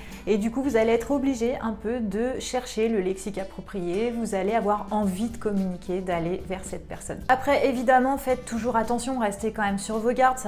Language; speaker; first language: French; native; French